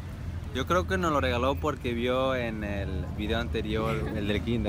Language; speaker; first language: Spanish; native; Spanish